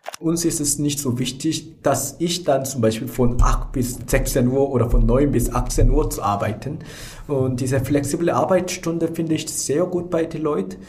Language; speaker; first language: German; non-native, fluent; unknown